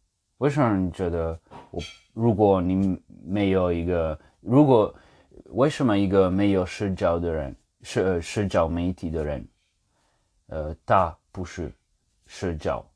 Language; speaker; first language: Chinese; non-native, fluent; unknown